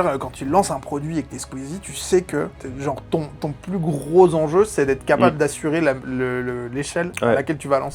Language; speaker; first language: French; native; French